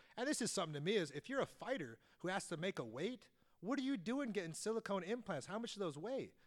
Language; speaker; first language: English; native; English